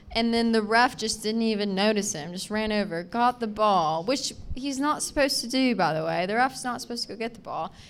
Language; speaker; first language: English; native; English